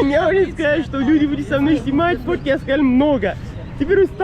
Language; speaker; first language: Russian; non-native, learner; Pashto